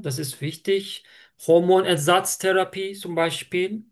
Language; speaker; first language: German; non-native, fluent; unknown